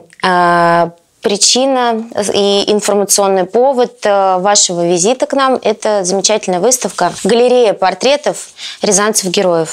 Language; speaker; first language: Russian; native; Russian